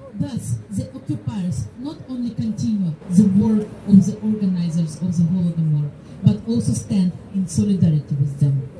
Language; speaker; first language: English; non-native, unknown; Ukrainian